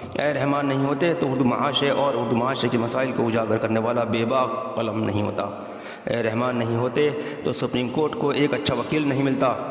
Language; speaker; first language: Urdu; native; Urdu